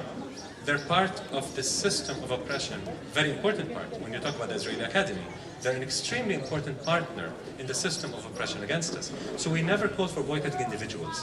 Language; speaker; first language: English; non-native, fluent; Arabic